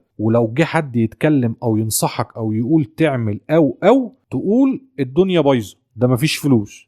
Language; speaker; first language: Arabic; native; Arabic